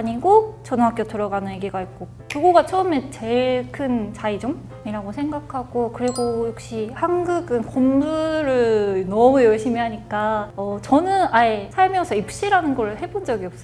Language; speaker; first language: Korean; non-native, fluent; Japanese